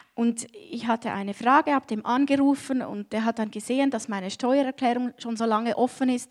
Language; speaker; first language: German; native; German